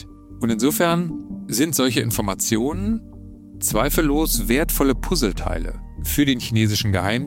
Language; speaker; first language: German; native; German